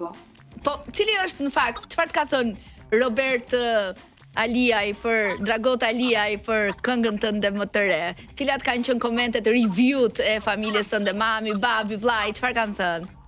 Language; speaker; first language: Albanian; native; Albanian